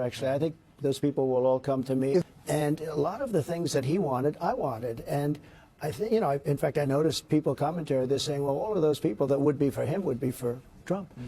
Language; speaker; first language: English; native; English